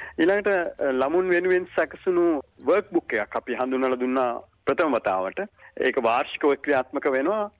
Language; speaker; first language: Sinhala; native; Sinhala